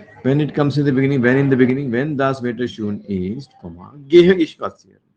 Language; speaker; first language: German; non-native, learner; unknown